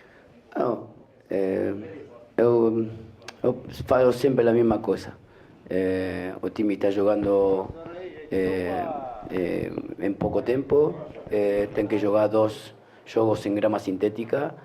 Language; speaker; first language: Portuguese; non-native, fluent; Spanish